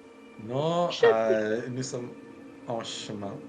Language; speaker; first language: French; non-native, learner; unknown